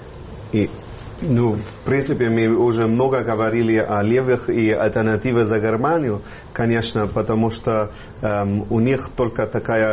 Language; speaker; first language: Russian; non-native, fluent; German